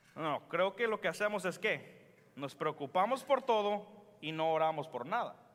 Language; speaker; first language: Spanish; early bilingual, heritage; Spanish